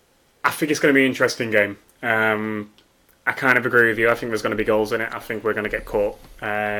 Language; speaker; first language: English; native; English